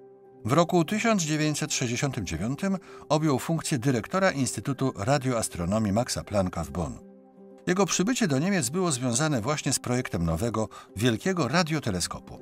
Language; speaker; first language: Polish; native; Polish